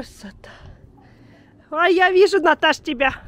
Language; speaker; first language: Russian; native; Russian